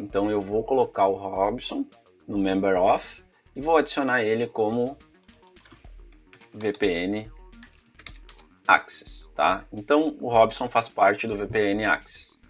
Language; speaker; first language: Portuguese; native; Portuguese